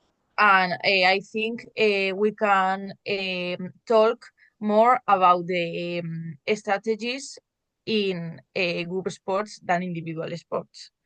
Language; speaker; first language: English; non-native, learner; Spanish